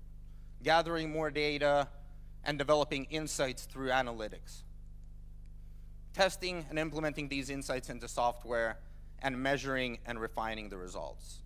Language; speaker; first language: English; non-native, fluent; Finnish